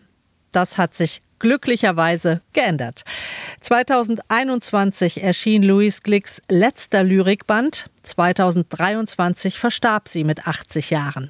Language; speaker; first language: German; native; German